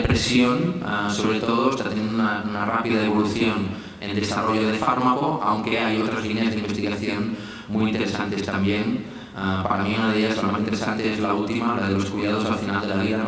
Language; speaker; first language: Spanish; native; Spanish